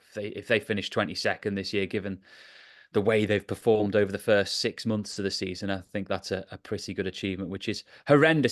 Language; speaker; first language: English; native; English